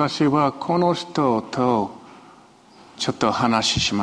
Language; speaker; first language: Japanese; non-native, fluent; Chinese